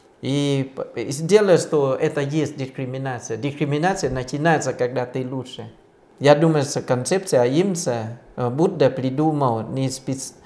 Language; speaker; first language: Russian; non-native, fluent; Thai